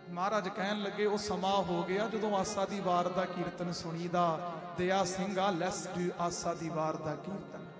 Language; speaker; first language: Punjabi; early bilingual, heritage; Punjabi